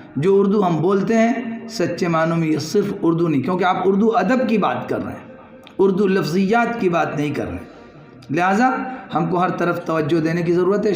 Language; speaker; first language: Urdu; native; Urdu